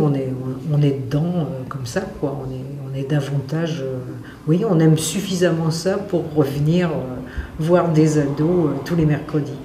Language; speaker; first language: French; native; French